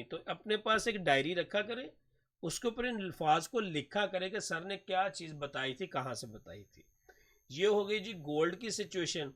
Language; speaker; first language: Hindi; non-native, local second language; Punjabi